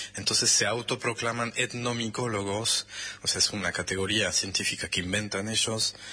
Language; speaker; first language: Spanish; non-native, fluent; French